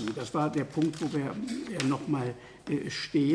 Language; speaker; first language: German; native; German